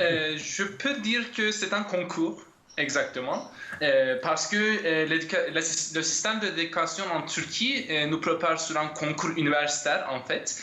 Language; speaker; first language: French; non-native, fluent; Turkish